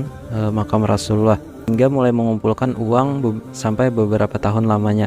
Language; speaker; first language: Indonesian; native; Indonesian